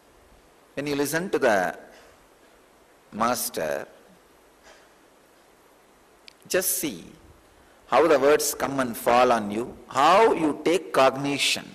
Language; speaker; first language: English; non-native, local second language; Tamil